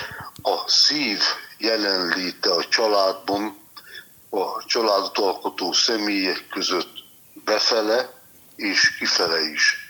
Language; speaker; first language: Hungarian; native; Hungarian